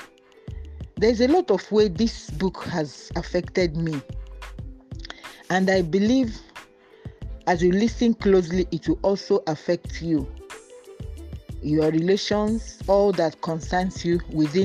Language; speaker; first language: English; non-native, local second language; Igbo